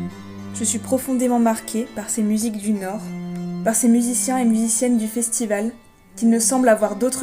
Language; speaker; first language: French; native; French